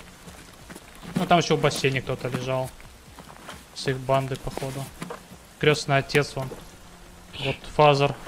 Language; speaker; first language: Russian; native; Russian